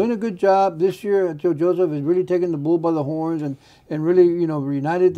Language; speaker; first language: English; early bilingual, other home language; Spanish